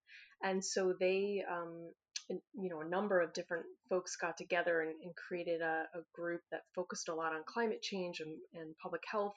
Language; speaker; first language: English; native; English